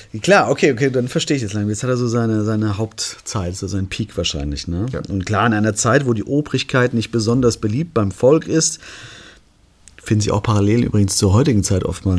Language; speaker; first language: German; native; German